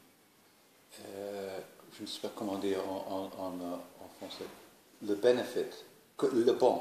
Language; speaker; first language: French; non-native, learner; English